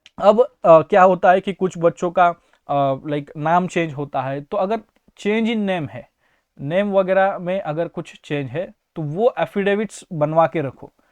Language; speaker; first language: Hindi; non-native, local second language; Marathi